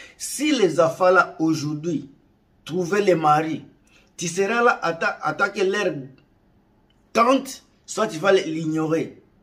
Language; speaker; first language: French; non-native, local second language; Lingala